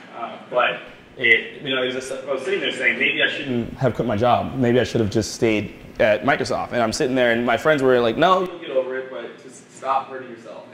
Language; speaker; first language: English; native; English